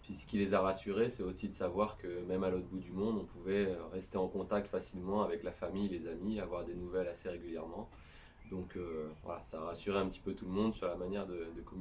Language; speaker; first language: French; native; French